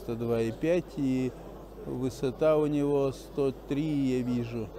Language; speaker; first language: Russian; native; Russian